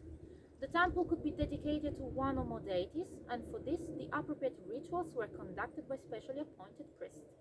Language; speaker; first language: English; non-native, fluent; Italian